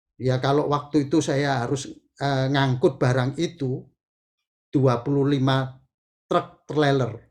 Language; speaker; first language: Indonesian; native; Indonesian